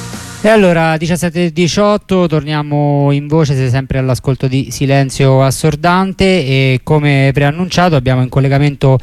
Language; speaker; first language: Italian; native; Italian